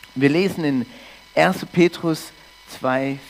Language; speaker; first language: German; early bilingual, heritage; English